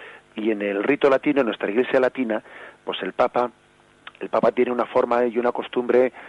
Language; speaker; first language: Spanish; native; Spanish